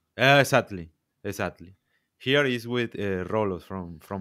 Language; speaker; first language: English; non-native, learner; Spanish